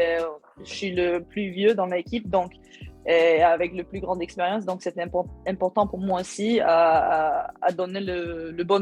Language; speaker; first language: French; non-native, learner; Swedish